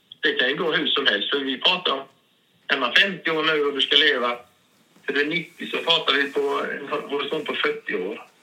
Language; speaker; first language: Swedish; native; Swedish